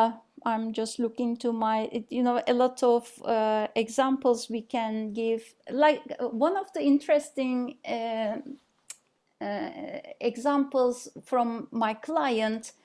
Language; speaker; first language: English; non-native, fluent; Turkish